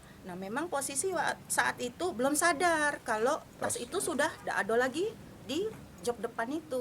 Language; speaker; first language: Indonesian; native; Indonesian